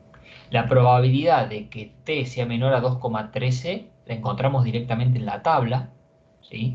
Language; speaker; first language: Spanish; native; Spanish